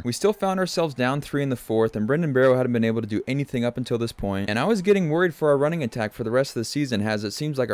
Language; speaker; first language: English; native; English